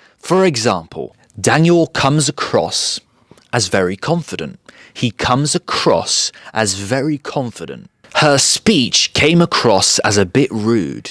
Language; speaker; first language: English; early bilingual, other home language; Polish